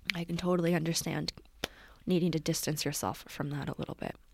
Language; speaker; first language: English; native; English